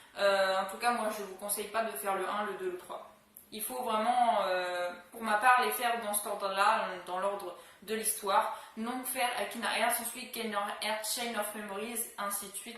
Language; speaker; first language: French; native; French